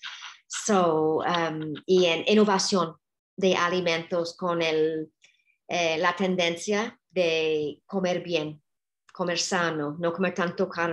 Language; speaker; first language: Spanish; non-native, fluent; English